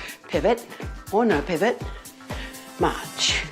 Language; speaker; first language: English; native; English